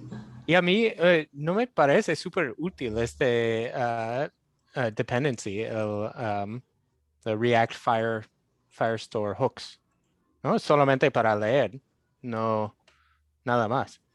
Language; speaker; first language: Spanish; non-native, fluent; English